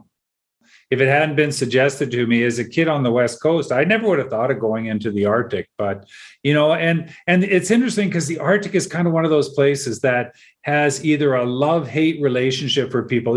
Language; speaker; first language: English; native; English